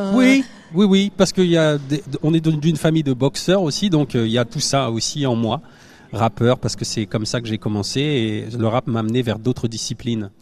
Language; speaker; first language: French; native; French